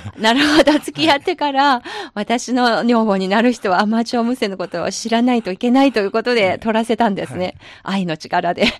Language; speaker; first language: Japanese; non-native, fluent; Chinese